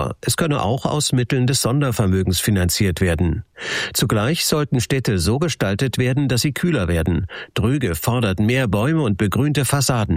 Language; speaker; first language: German; native; German